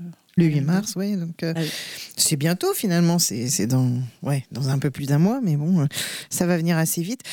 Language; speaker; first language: French; native; French